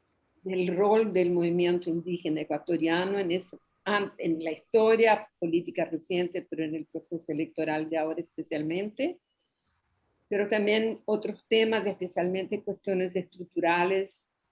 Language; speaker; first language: Spanish; non-native, fluent; Portuguese